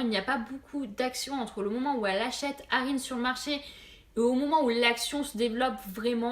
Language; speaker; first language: French; native; French